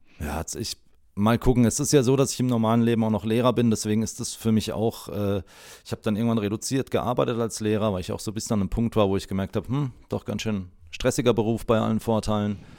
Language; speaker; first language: German; native; German